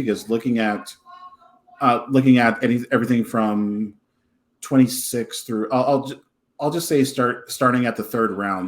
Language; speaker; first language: English; native; English